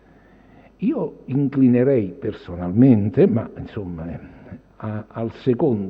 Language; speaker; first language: Italian; native; Italian